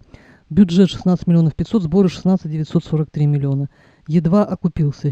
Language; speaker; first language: Russian; native; Russian